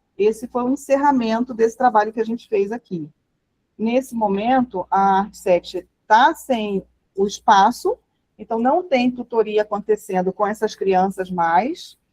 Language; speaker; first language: Portuguese; native; Portuguese